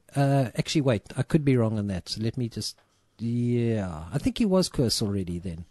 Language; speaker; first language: English; native; English